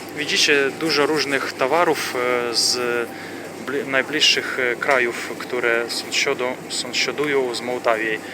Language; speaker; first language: Polish; non-native, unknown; Ukrainian